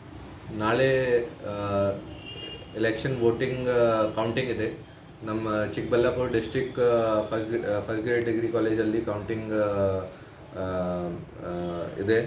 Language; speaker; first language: Kannada; non-native, learner; Hindi